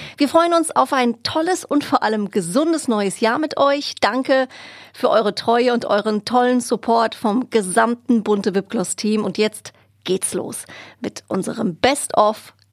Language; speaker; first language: German; native; German